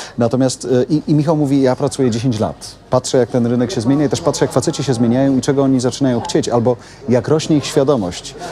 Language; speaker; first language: Polish; native; Polish